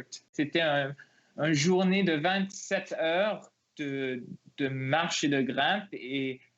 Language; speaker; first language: French; non-native, local second language; English